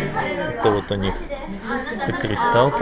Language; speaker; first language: Japanese; non-native, learner; Russian